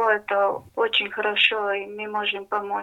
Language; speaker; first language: Russian; non-native, local second language; Latvian